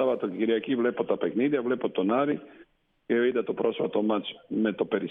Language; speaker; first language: Greek; non-native, fluent; Slovenian